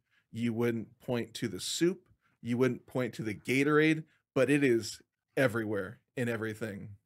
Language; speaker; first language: English; native; English